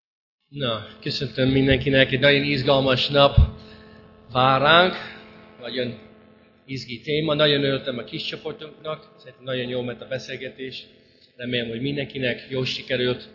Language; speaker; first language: Hungarian; non-native, fluent; English